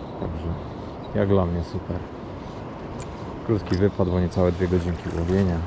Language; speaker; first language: Polish; native; Polish